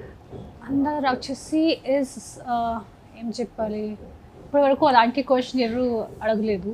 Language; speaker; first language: Telugu; non-native, fluent; Hindi